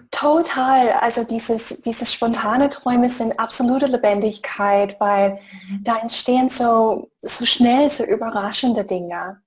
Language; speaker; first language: German; non-native, fluent; English